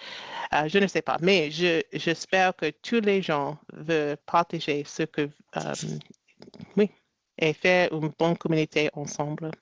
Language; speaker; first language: French; non-native, learner; English